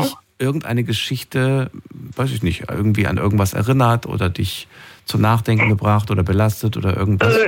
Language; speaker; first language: German; native; German